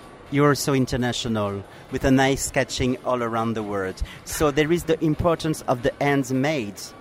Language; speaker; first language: English; non-native, fluent; French